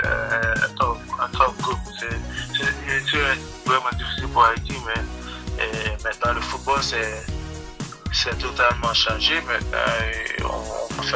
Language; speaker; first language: French; non-native, local second language; Haitian Creole